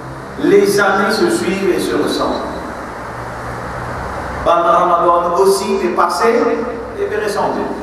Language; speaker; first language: French; non-native, local second language; Morisyen